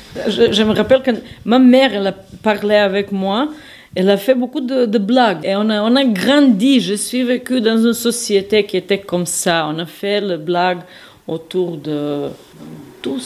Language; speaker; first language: French; non-native, fluent; Serbian